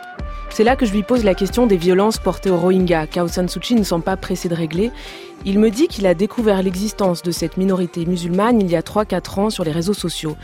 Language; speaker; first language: French; native; French